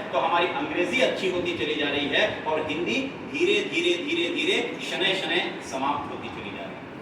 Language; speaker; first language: Hindi; non-native, local second language; Kannada